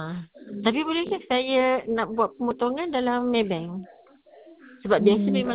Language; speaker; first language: Malay; native; Malay